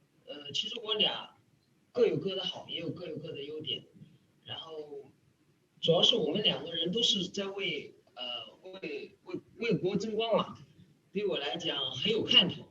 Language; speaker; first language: Chinese; native; Chinese